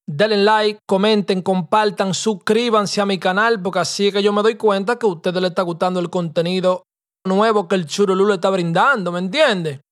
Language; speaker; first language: Spanish; early bilingual, heritage; Spanish